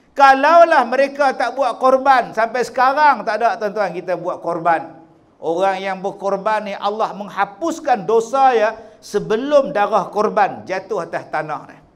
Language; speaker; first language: Malay; native; Malay